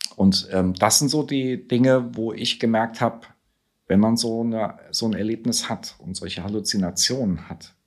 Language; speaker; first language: German; native; German